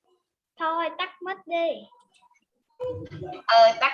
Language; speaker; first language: Vietnamese; native; Vietnamese